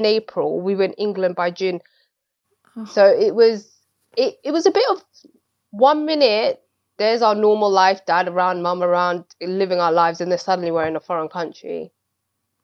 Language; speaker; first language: English; early bilingual, other home language; Swahili